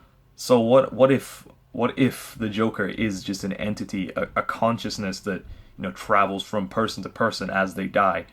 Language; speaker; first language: English; native; English